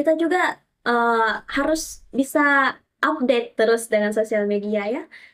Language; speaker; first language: Indonesian; native; Indonesian